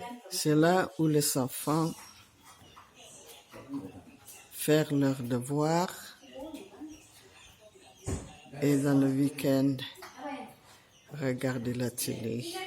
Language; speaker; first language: French; non-native, learner; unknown